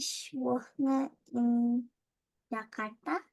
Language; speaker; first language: German; non-native, learner; Indonesian